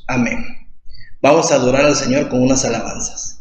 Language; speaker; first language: Spanish; native; Spanish